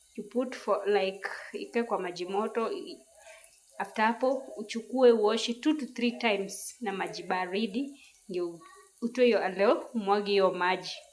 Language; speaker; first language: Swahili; native; Swahili